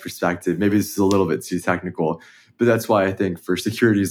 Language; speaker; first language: English; native; English